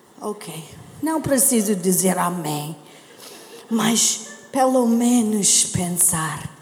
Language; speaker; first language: Portuguese; non-native, learner; English